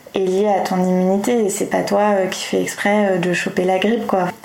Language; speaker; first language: French; native; French